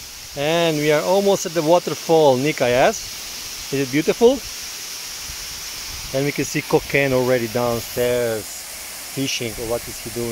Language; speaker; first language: English; non-native, learner; Vietnamese